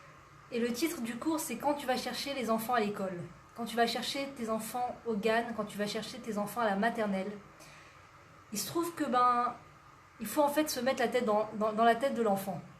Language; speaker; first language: French; native; French